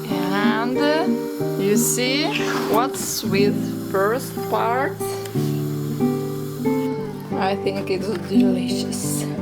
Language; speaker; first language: English; non-native, learner; Russian